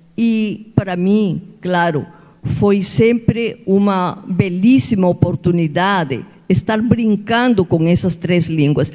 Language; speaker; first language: Portuguese; non-native, fluent; Spanish